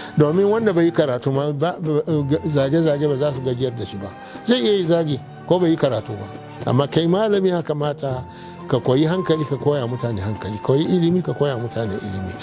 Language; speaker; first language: Hausa; non-native, local second language; Arabic